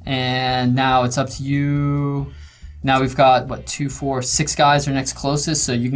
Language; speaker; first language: English; native; English